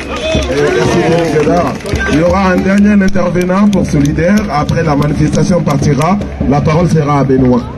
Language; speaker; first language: French; native; French